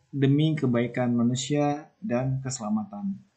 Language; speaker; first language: English; non-native, fluent; Indonesian